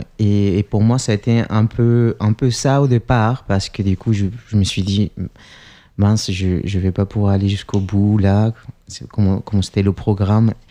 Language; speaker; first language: French; non-native, fluent; Spanish